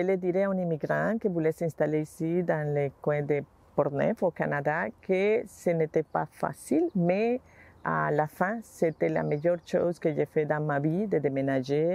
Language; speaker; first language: French; non-native, learner; Spanish